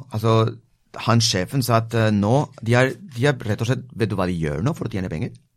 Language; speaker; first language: Norwegian; non-native, fluent; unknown